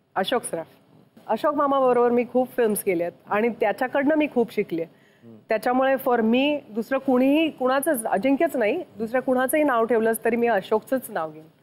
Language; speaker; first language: Marathi; native; Marathi